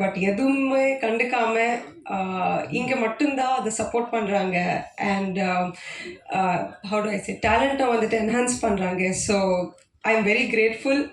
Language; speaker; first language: Tamil; non-native, fluent; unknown